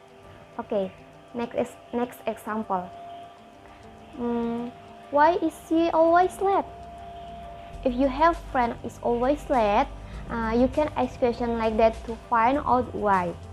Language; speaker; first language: English; non-native, learner; Indonesian